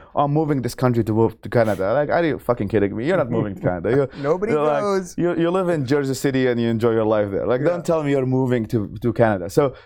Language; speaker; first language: English; non-native, fluent; Arabic